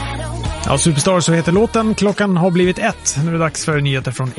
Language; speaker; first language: Swedish; native; Swedish